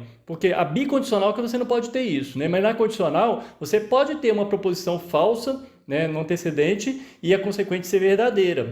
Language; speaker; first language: Portuguese; native; Portuguese